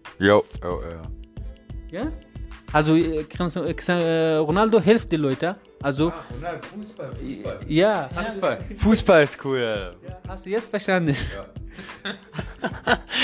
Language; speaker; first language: German; non-native, learner; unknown